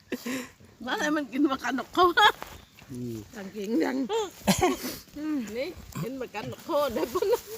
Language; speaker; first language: Thai; native; Thai